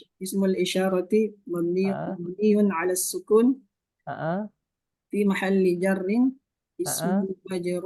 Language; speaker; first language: Arabic; non-native, learner; Indonesian